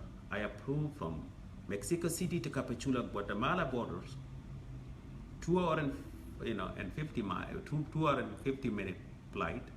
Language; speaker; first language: English; non-native, fluent; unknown